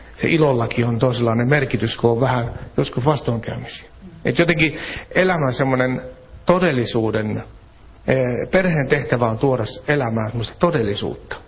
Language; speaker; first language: Finnish; native; Finnish